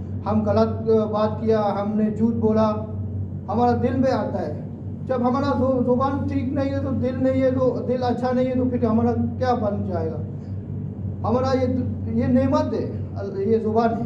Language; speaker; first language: Hindi; non-native, fluent; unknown